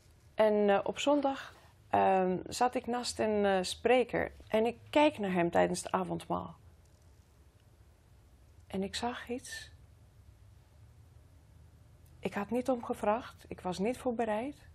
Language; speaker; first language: Dutch; non-native, fluent; Greek